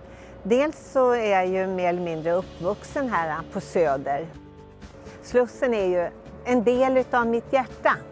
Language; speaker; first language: Swedish; native; Swedish